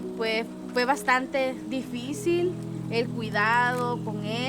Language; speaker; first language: Spanish; native; Spanish